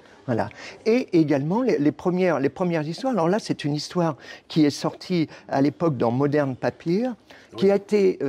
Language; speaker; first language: French; native; French